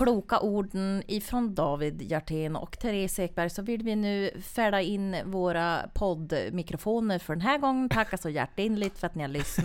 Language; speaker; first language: Swedish; native; Swedish